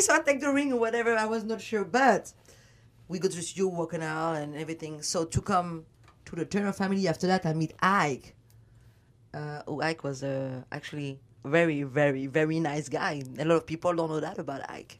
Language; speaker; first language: English; non-native, learner; French